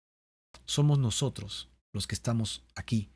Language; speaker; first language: Spanish; native; Spanish